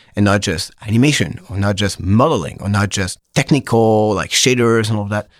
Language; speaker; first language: English; non-native, fluent; French